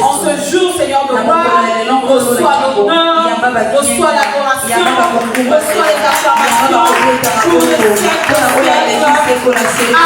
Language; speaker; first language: French; non-native, local second language; Lingala